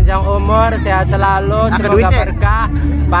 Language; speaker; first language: Indonesian; native; Indonesian